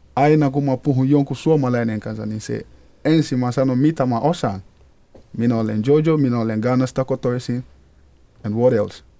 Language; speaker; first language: Finnish; non-native, fluent; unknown